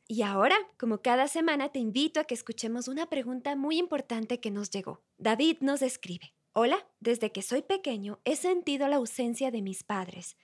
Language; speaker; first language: Spanish; native; Spanish